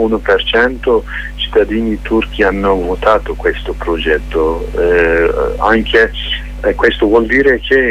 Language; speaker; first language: Italian; non-native, fluent; Kurdish